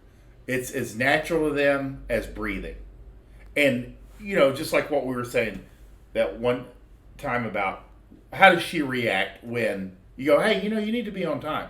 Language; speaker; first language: English; native; English